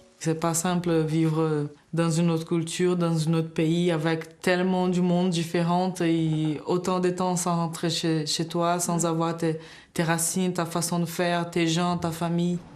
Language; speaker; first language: French; non-native, fluent; Portuguese